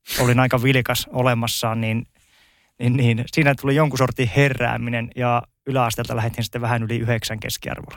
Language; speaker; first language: Finnish; native; Finnish